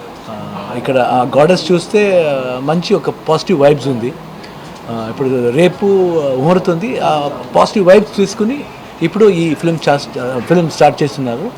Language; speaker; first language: Telugu; non-native, learner; Kannada